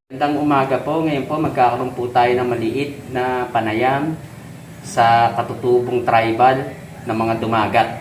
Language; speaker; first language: Filipino; native; Filipino